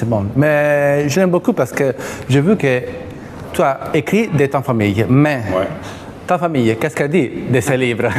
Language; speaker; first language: French; non-native, learner; Italian